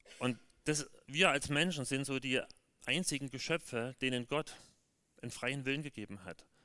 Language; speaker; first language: German; native; German